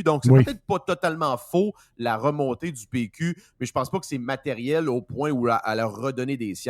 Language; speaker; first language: French; native; French